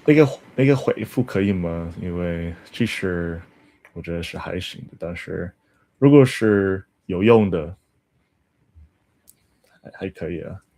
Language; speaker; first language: Chinese; non-native, learner; English